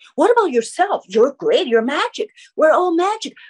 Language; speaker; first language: English; non-native, fluent; Chinese